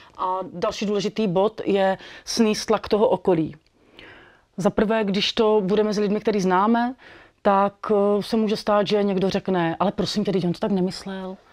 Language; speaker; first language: Czech; native; Czech